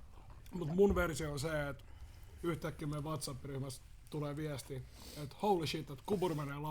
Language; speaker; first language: Finnish; native; Finnish